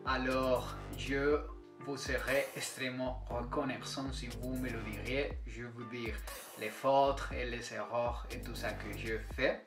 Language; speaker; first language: French; non-native, fluent; Spanish